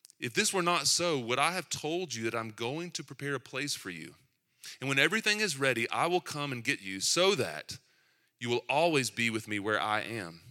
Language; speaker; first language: English; native; English